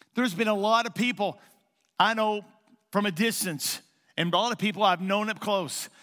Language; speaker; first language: English; native; English